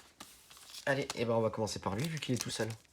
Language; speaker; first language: French; native; French